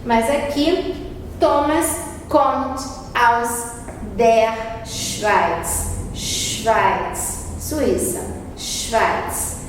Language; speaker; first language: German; non-native, fluent; Portuguese